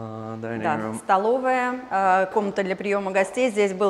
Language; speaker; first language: Russian; native; Russian